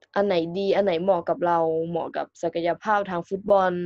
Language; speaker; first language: Thai; native; Thai